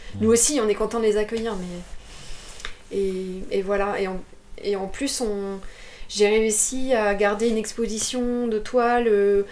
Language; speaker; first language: French; native; French